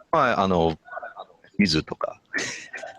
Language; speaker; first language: Japanese; non-native, fluent; English